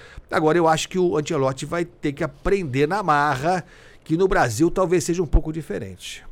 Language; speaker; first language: Portuguese; native; Portuguese